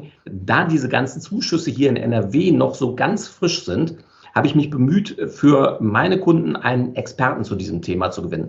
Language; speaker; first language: German; native; German